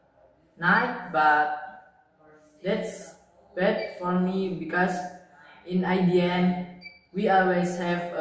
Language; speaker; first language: English; non-native, learner; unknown